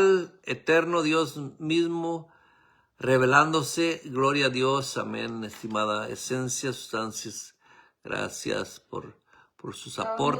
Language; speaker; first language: Spanish; native; Spanish